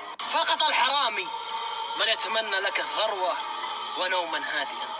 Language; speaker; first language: Arabic; native; Arabic